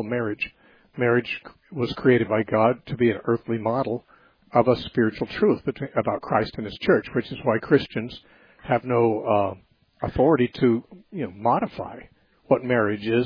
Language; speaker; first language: English; native; English